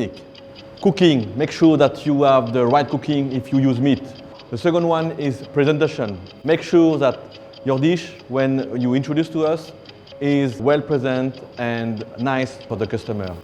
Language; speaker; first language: English; non-native, fluent; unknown